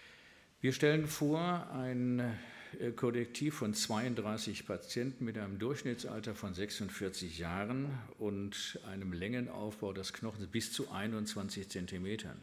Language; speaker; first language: German; native; German